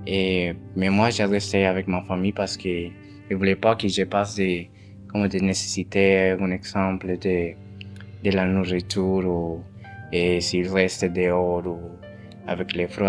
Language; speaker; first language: French; non-native, fluent; Spanish